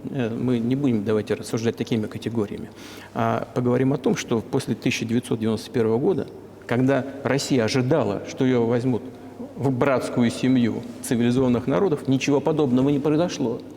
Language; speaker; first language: Russian; native; Russian